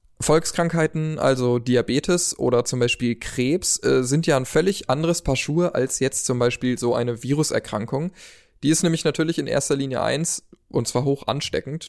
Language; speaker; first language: German; native; German